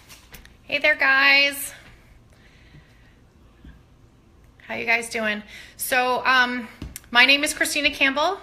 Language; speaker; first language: English; native; English